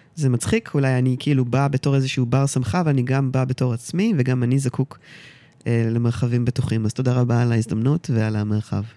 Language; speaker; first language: Hebrew; early bilingual, heritage; Hebrew